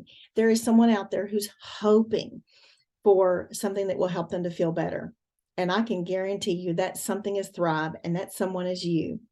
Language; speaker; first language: English; native; English